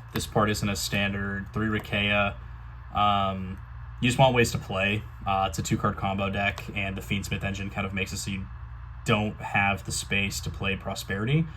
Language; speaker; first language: English; native; English